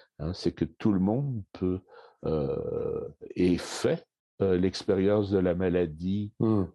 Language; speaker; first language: French; native; French